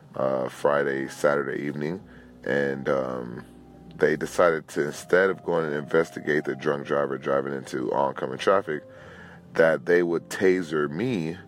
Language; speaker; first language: English; native; English